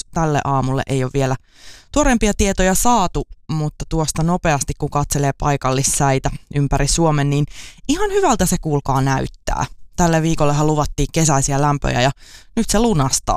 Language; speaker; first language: Finnish; native; Finnish